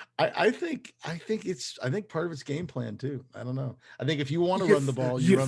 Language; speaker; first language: English; native; English